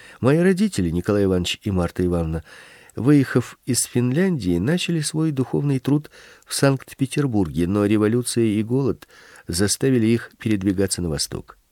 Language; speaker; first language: Russian; early bilingual, other home language; Swedish